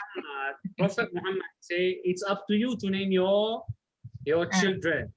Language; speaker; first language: English; non-native, learner; Arabic